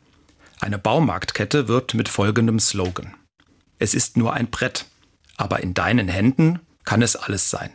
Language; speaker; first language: German; native; German